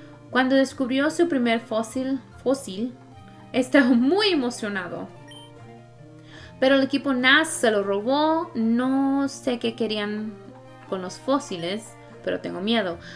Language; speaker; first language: Spanish; early bilingual, heritage; Spanish